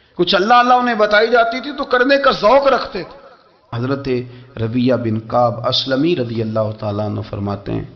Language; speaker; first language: Urdu; non-native, local second language; Punjabi